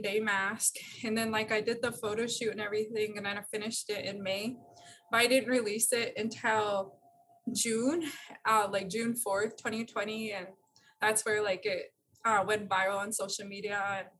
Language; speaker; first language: English; native; English